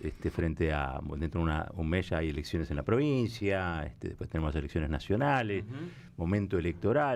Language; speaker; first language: Spanish; native; Spanish